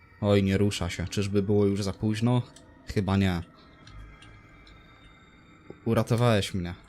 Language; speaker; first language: Polish; native; Polish